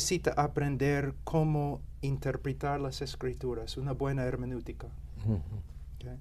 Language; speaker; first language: Spanish; non-native, fluent; English